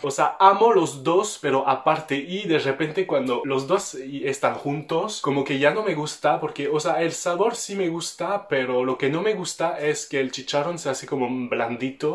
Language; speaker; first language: Spanish; non-native, fluent; French